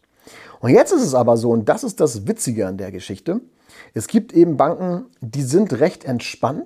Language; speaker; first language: German; native; German